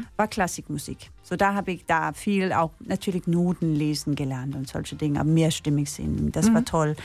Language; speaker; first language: German; non-native, fluent; English